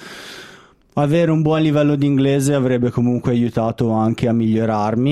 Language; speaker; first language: Italian; native; Italian